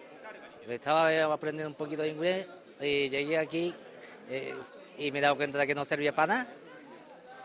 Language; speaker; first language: Spanish; non-native, fluent; Japanese